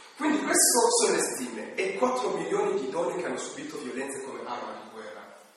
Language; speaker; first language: Italian; non-native, fluent; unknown